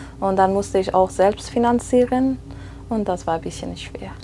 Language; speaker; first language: German; non-native, fluent; Persian